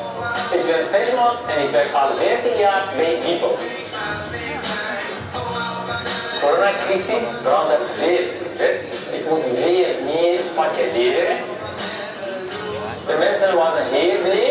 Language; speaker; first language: Dutch; non-native, learner; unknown